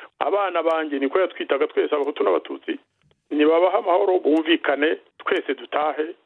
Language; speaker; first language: Kinyarwanda; native; Kinyarwanda